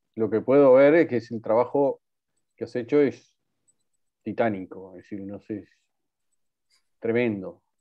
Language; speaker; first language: Spanish; native; Spanish